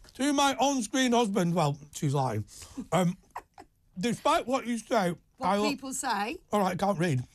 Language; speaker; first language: English; native; English